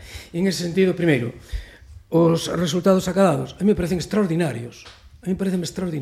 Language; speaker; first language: Galician; native; Galician